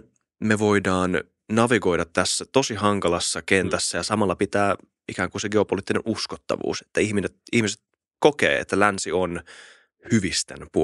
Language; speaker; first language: Finnish; native; Finnish